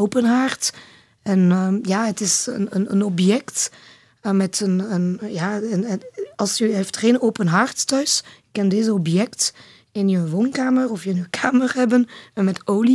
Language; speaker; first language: Dutch; non-native, learner; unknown